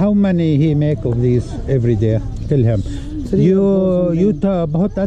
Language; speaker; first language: English; non-native, learner; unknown